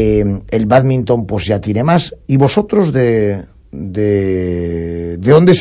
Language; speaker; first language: Spanish; native; Spanish